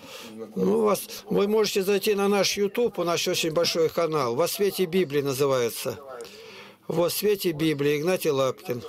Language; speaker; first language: Russian; native; Russian